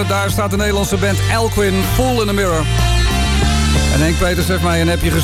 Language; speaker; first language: Dutch; native; Dutch